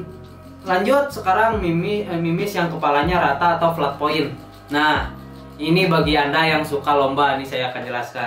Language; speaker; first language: Indonesian; native; Indonesian